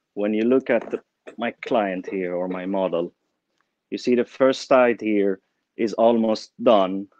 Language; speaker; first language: English; non-native, fluent; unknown